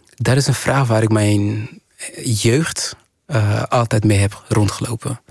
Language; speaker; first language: Dutch; early bilingual, other home language; Kinyarwanda